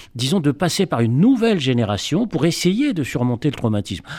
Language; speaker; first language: French; native; French